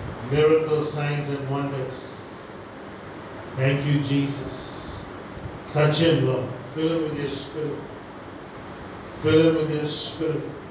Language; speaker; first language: English; non-native, local second language; Tamil